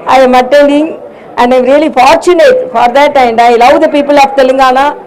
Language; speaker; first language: English; non-native, local second language; Tamil